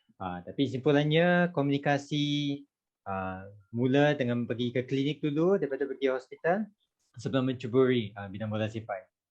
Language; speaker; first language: Malay; native; Malay